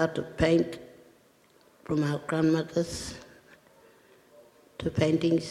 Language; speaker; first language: English; native; English